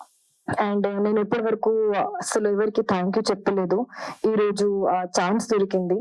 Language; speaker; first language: Telugu; non-native, learner; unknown